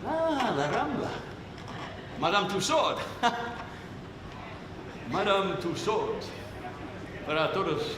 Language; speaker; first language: Spanish; non-native, fluent; English